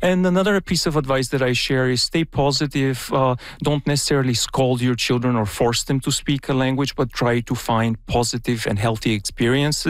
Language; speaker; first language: English; non-native, fluent; Bulgarian